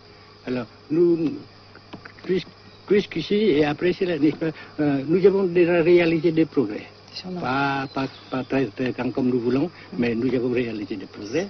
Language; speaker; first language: French; non-native, fluent; Vietnamese